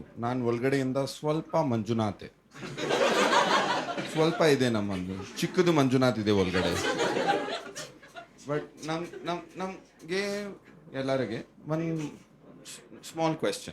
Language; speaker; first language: Kannada; non-native, learner; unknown